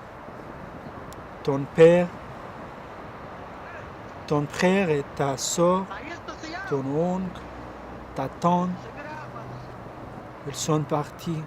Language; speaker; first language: French; non-native, learner; Pashto